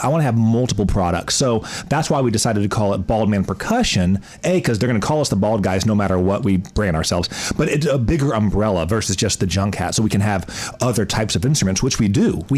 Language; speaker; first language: English; native; English